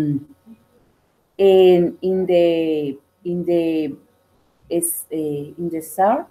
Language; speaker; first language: English; non-native, learner; Spanish